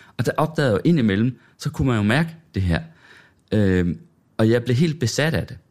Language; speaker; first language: Danish; native; Danish